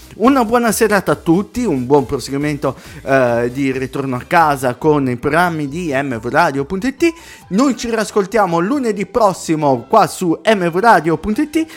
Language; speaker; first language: Italian; native; Italian